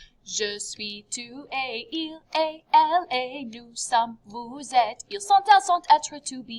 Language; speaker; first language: French; non-native, fluent; English